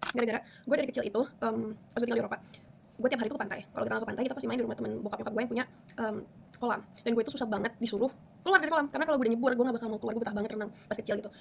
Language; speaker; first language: Indonesian; early bilingual, other home language; Spanish